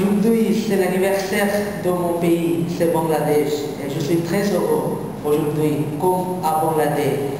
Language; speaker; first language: French; non-native, learner; Bangla